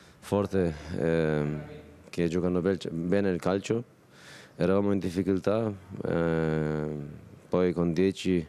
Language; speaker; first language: Italian; non-native, fluent; Turkish